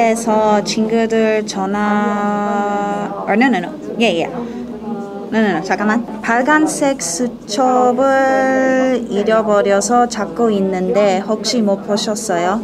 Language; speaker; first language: Korean; non-native, learner; English